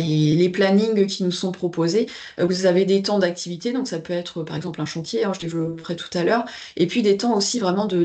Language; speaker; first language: French; native; French